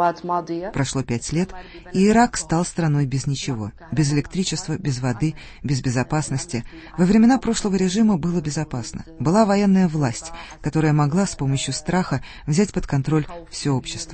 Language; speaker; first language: Russian; native; Russian